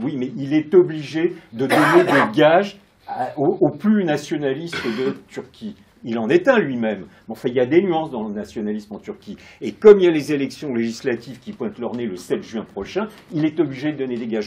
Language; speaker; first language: French; native; French